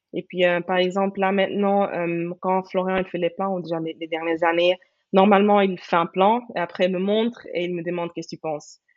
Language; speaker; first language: French; native; French